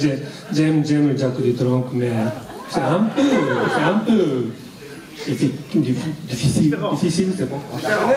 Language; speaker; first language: French; non-native, learner; Japanese